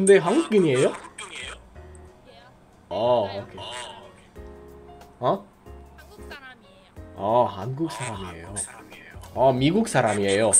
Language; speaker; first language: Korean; non-native, learner; English